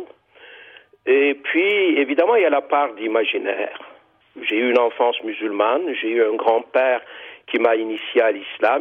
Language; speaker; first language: French; non-native, fluent; Turkish